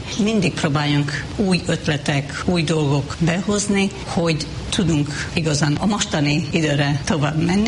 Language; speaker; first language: Hungarian; non-native, fluent; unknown